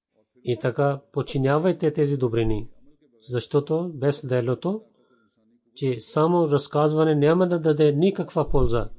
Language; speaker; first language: Bulgarian; non-native, fluent; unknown